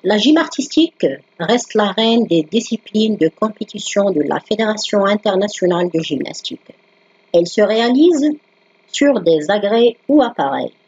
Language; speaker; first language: French; non-native, local second language; Arabic